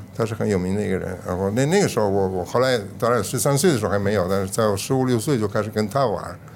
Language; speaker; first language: Chinese; non-native, fluent; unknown